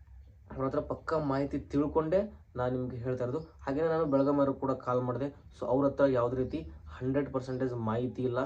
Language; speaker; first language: Kannada; native; Kannada